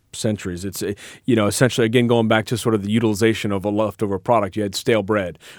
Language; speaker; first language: English; native; English